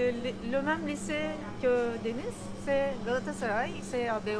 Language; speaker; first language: French; non-native, learner; Turkish